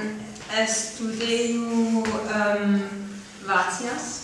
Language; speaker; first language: Latvian; non-native, learner; German